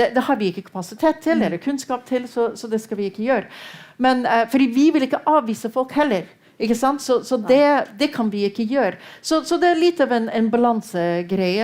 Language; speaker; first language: Norwegian; non-native, fluent; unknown